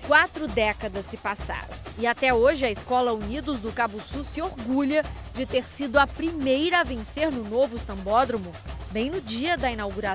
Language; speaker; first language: Portuguese; native; Portuguese